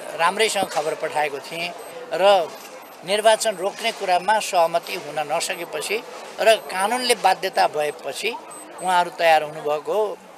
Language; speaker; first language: Nepali; native; Nepali